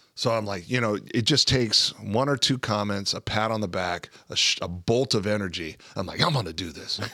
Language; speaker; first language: English; native; English